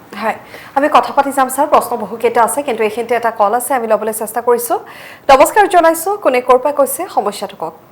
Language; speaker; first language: Assamese; native; Assamese